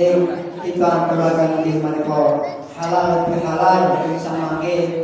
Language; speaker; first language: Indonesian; non-native, local second language; Javanese